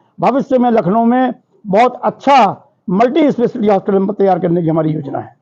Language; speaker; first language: Hindi; native; Hindi